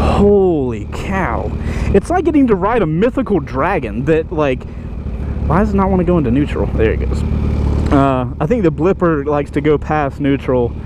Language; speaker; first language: English; native; English